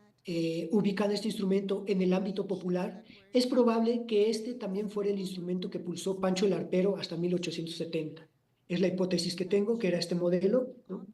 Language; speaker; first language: Spanish; native; Spanish